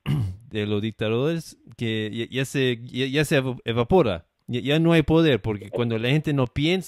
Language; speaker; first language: Spanish; non-native, learner; English